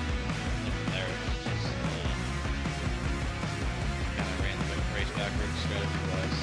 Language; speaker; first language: English; native; English